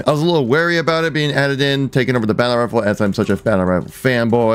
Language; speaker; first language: English; native; English